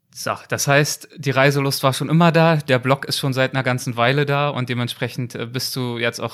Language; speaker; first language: German; native; German